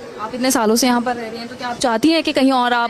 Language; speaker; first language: Hindi; native; Hindi